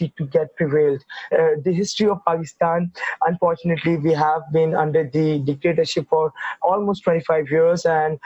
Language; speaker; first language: English; non-native, local second language; Urdu